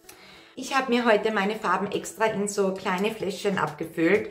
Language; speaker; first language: German; native; German